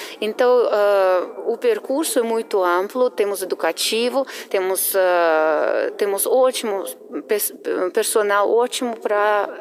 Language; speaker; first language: Portuguese; non-native, fluent; Russian